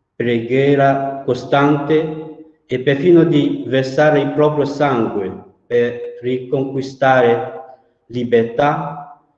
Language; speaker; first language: Italian; non-native, fluent; Burmese